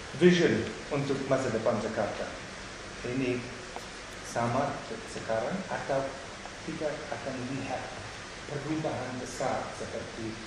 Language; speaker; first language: Indonesian; non-native, fluent; English